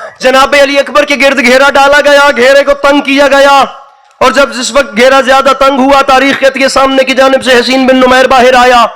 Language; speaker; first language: Urdu; non-native, local second language; Punjabi